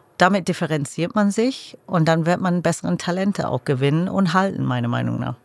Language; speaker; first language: German; non-native, fluent; English